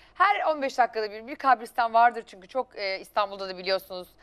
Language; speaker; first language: Turkish; native; Turkish